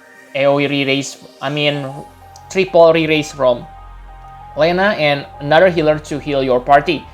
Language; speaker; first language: English; non-native, fluent; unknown